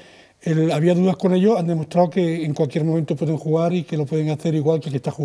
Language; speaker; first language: Spanish; native; Spanish